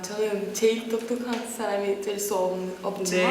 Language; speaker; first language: Korean; non-native, learner; Russian